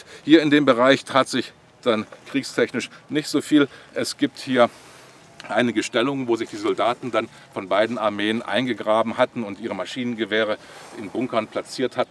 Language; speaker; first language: German; native; German